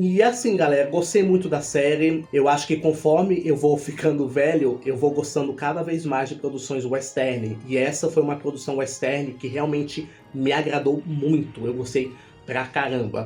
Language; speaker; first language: Portuguese; native; Portuguese